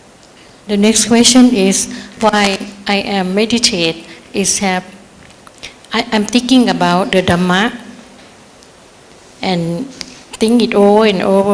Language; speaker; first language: English; non-native, learner; Thai